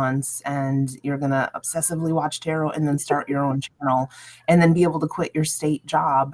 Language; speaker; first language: English; native; English